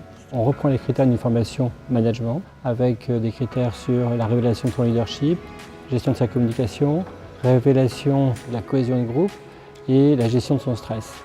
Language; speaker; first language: French; native; French